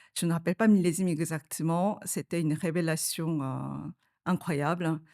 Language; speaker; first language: French; non-native, fluent; Korean